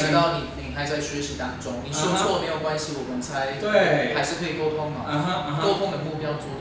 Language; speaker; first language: Chinese; non-native, fluent; English